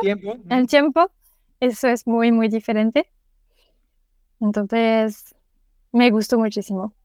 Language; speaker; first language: Spanish; non-native, learner; French